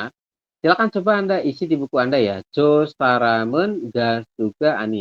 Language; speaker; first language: Indonesian; native; Indonesian